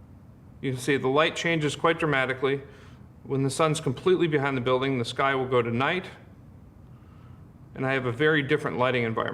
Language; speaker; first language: English; native; English